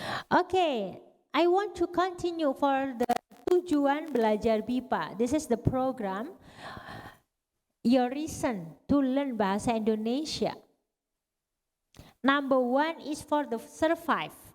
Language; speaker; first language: English; non-native, learner; Indonesian